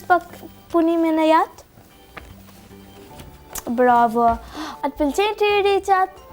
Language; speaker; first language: Albanian; native; Albanian